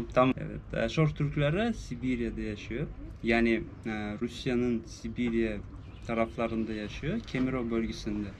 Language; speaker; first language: Turkish; non-native, fluent; Russian